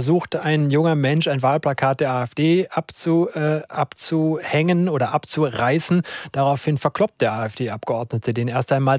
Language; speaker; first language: German; native; German